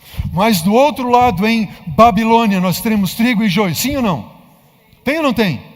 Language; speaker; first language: Portuguese; native; Portuguese